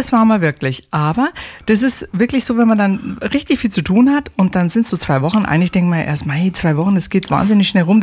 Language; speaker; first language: German; native; German